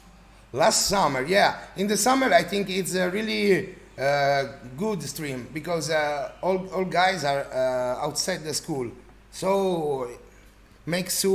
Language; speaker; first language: English; non-native, learner; Italian